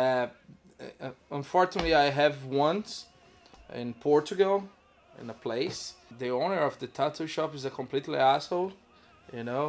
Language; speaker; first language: English; non-native, learner; Portuguese